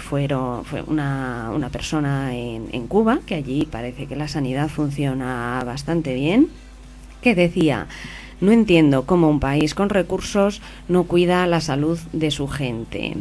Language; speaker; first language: Spanish; native; Spanish